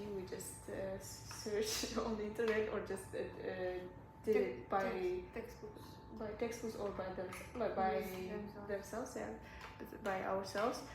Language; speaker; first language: English; non-native, learner; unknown